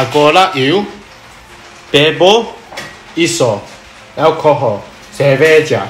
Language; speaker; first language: Portuguese; non-native, learner; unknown